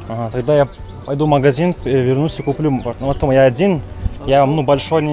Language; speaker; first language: Russian; non-native, learner; Lithuanian